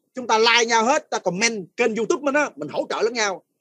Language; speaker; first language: Vietnamese; non-native, fluent; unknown